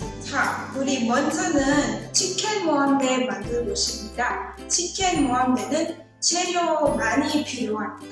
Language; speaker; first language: Korean; non-native, learner; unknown